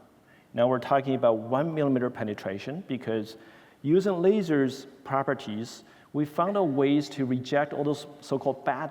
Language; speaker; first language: English; non-native, fluent; Chinese